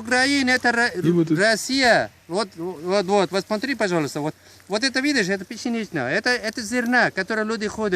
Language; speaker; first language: Russian; non-native, learner; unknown